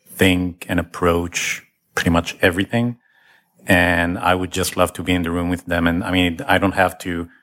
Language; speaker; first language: English; non-native, fluent; Hebrew